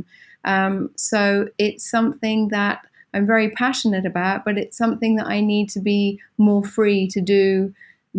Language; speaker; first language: English; native; English